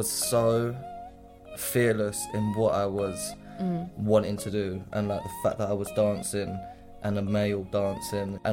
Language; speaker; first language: English; native; English